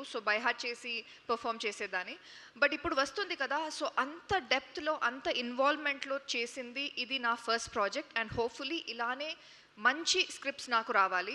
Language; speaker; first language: Telugu; non-native, local second language; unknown